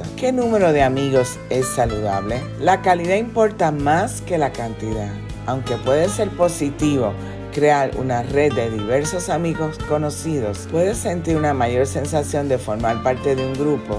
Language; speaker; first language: Spanish; native; Spanish